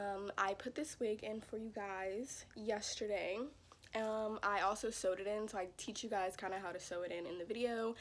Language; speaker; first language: English; native; English